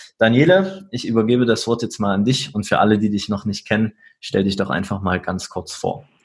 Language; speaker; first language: German; native; German